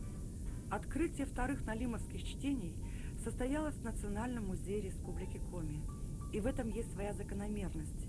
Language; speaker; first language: Russian; native; Russian